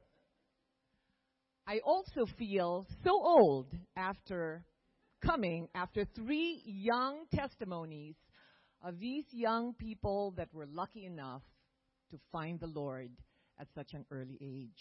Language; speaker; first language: English; non-native, local second language; Filipino